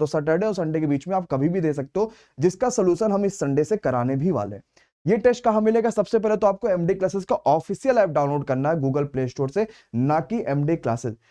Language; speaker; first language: Hindi; native; Hindi